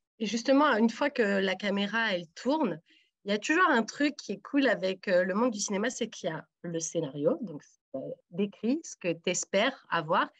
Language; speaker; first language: French; native; French